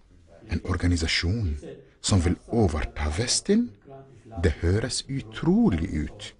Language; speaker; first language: Norwegian; non-native, fluent; Arabic